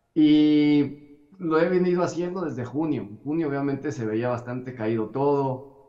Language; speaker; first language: Spanish; native; Spanish